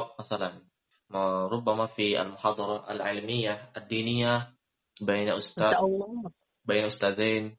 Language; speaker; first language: Arabic; non-native, learner; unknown